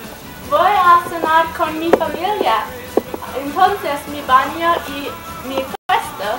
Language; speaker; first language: Spanish; non-native, learner; English